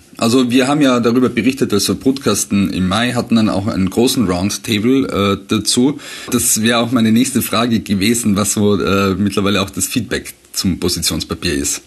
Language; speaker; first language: German; native; German